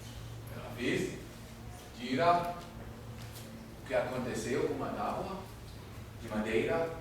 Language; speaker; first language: Portuguese; non-native, fluent; German